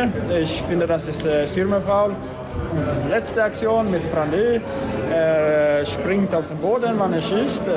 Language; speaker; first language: German; non-native, learner; Swedish